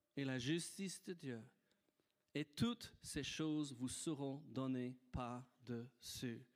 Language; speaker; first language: French; non-native, fluent; English